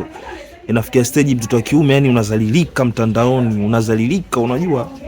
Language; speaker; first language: Swahili; native; Swahili